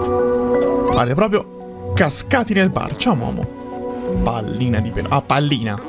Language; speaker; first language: Italian; native; Italian